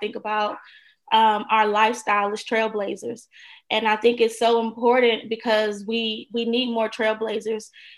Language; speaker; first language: English; native; English